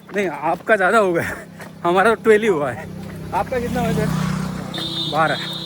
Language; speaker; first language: Hindi; non-native, local second language; Marathi